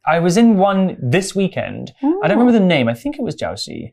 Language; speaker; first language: English; native; English